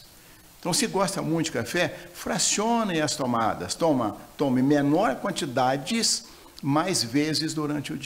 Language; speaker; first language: Portuguese; native; Portuguese